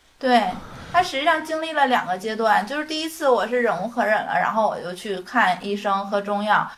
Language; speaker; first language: Chinese; native; Chinese